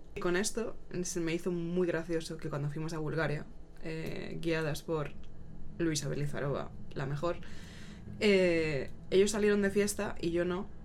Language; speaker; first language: Spanish; native; Spanish